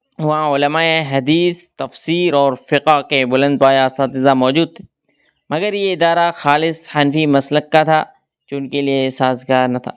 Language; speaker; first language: Urdu; non-native, local second language; Kachhi